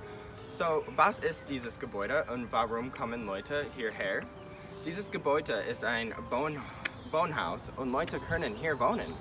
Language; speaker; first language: German; non-native, learner; English